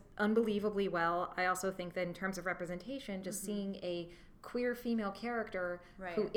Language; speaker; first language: English; native; English